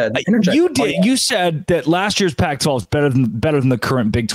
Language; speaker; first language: English; native; English